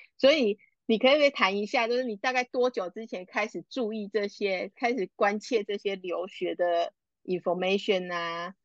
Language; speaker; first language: Chinese; native; Chinese